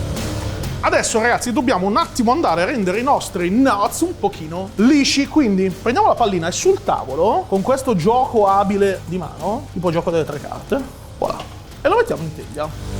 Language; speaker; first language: Italian; native; Italian